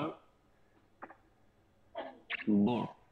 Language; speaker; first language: English; non-native, learner; Spanish